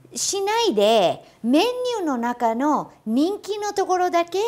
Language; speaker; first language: Japanese; non-native, fluent; English